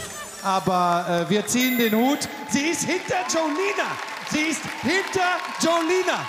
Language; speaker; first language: German; native; German